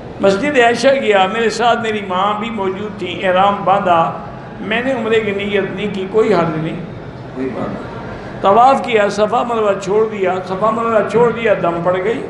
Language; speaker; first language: Urdu; native; Urdu